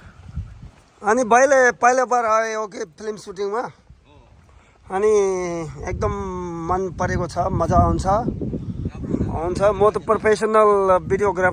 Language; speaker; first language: Nepali; non-native, learner; Tibetan